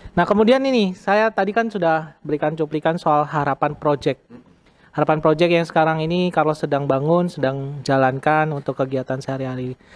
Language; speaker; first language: Indonesian; native; Indonesian